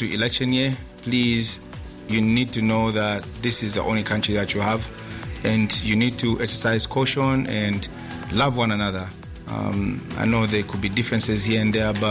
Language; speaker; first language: English; non-native, local second language; Nyanja